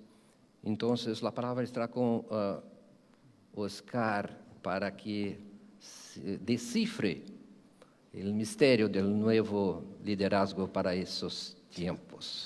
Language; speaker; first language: Spanish; non-native, fluent; Portuguese